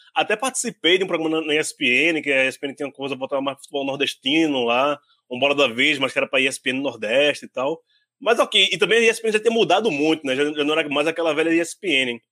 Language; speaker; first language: Portuguese; native; Portuguese